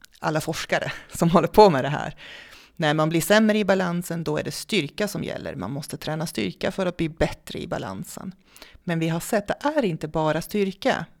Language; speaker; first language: Swedish; non-native, fluent; Dutch